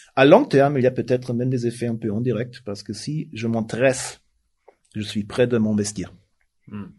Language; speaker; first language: French; non-native, fluent; German